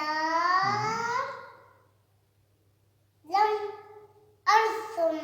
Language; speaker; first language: Arabic; non-native, learner; Urdu